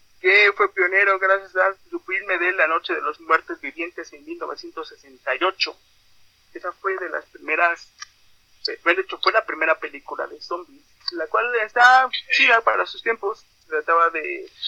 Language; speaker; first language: Spanish; native; Spanish